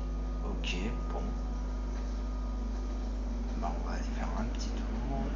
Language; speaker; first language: French; native; French